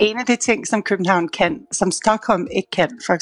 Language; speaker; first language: Danish; non-native, fluent; English